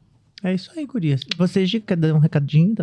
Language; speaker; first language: Portuguese; native; Portuguese